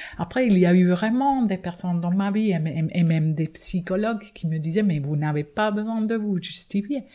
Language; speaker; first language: French; non-native, fluent; Spanish